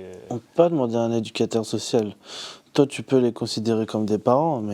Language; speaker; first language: French; native; French